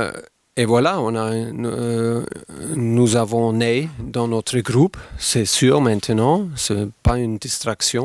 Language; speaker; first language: French; non-native, fluent; German